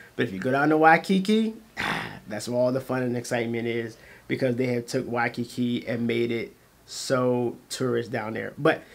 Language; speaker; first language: English; native; English